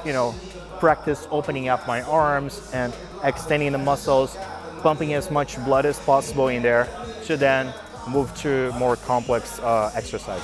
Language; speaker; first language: English; non-native, fluent; Portuguese